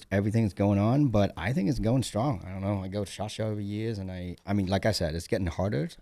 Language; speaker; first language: English; non-native, fluent; Vietnamese